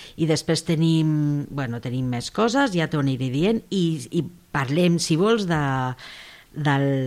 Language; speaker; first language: Catalan; non-native, local second language; Spanish